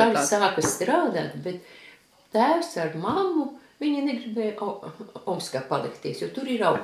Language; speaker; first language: Latvian; early bilingual, heritage; Latvian